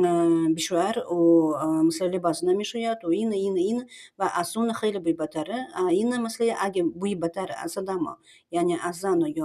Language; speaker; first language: Persian; non-native, learner; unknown